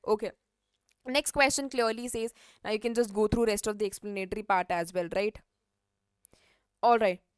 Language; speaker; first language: English; non-native, local second language; Hindi